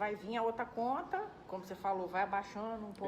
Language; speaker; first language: Portuguese; native; Portuguese